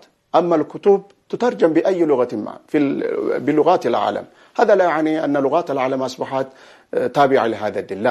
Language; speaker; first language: Arabic; non-native, fluent; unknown